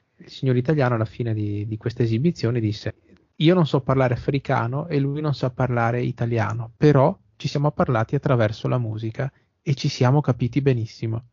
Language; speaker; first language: Italian; native; Italian